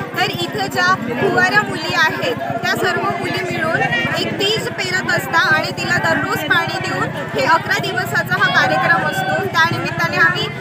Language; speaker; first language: Marathi; non-native, local second language; Lambadi